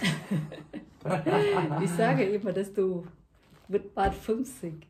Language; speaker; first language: German; non-native, learner; Vietnamese